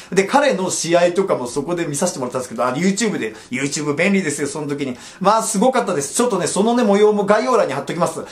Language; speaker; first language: Japanese; native; Japanese